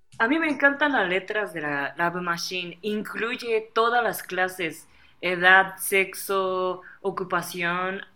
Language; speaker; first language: Spanish; non-native, fluent; Japanese